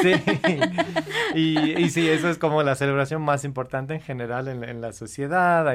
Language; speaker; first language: Spanish; non-native, fluent; English